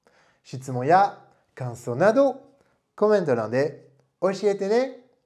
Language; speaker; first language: Japanese; non-native, fluent; French